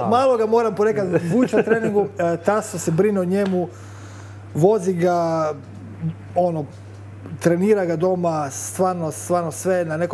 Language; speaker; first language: Croatian; native; Croatian